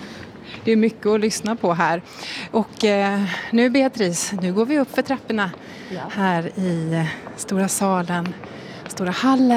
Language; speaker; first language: Swedish; native; Swedish